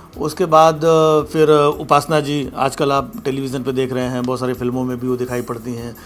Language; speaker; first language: Hindi; native; Hindi